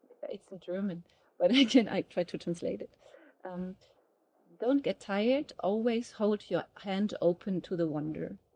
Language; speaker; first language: English; non-native, fluent; German